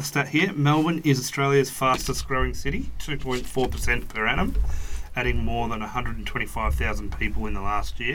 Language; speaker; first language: English; native; English